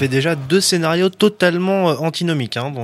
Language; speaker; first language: French; native; French